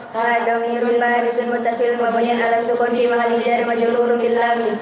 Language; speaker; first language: Arabic; non-native, learner; Indonesian